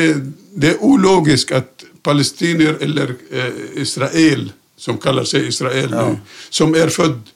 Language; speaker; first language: Swedish; non-native, fluent; Arabic